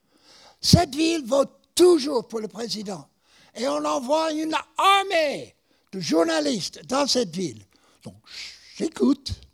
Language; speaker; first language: French; non-native, fluent; English